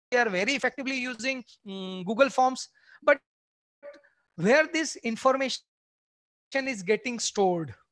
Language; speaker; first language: English; non-native, local second language; Marathi